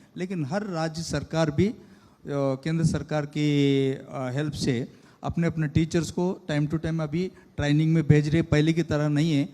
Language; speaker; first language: Hindi; non-native, local second language; Telugu